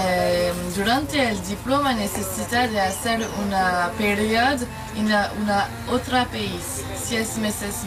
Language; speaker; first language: Spanish; non-native, learner; French